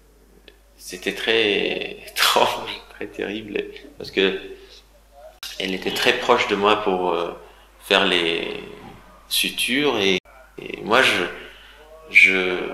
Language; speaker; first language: French; non-native, fluent; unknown